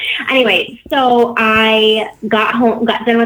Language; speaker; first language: English; native; English